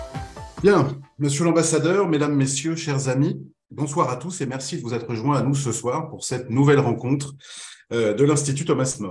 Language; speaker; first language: French; native; French